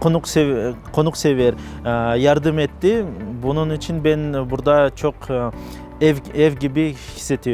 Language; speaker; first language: Turkish; non-native, learner; Kyrgyz